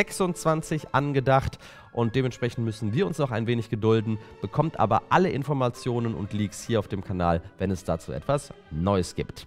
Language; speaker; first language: German; native; German